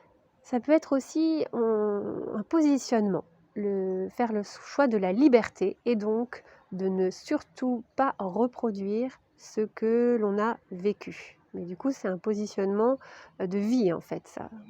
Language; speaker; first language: French; native; French